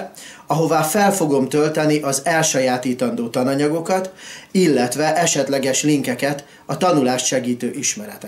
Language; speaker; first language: Hungarian; native; Hungarian